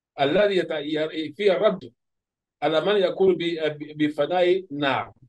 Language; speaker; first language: Arabic; non-native, fluent; Urdu